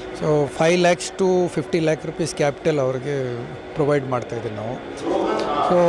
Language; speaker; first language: Kannada; non-native, fluent; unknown